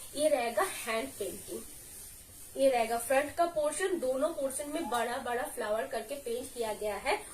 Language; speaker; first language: Hindi; non-native, local second language; Bangla